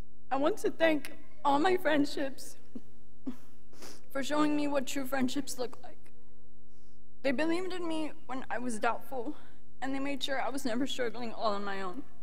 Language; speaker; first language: English; early bilingual, other home language; Spanish